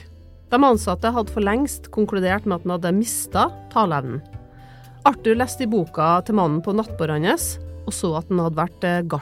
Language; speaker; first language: Norwegian; native; Norwegian